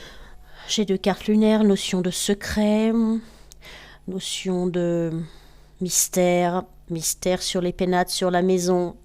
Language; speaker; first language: French; native; French